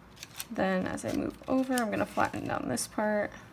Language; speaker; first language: English; native; English